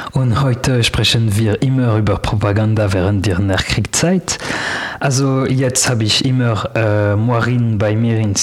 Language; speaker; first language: German; non-native, learner; French